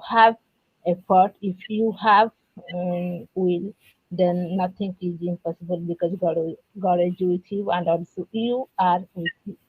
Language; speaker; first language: English; non-native, learner; Odia